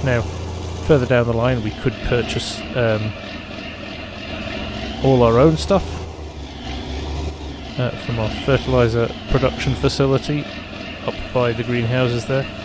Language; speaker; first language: English; native; English